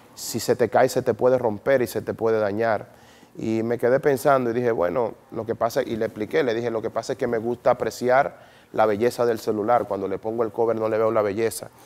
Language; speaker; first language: Spanish; native; Spanish